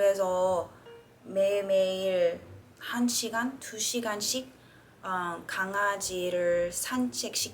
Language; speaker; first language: Korean; early bilingual, heritage; English